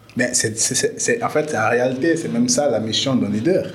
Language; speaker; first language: French; non-native, local second language; Wolof